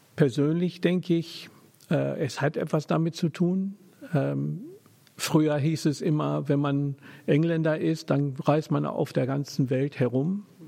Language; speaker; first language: German; non-native, fluent; English